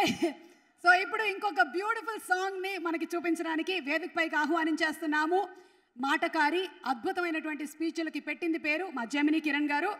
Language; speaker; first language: Telugu; native; Telugu